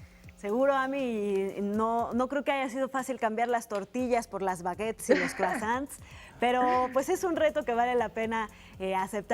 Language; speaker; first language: Spanish; native; Spanish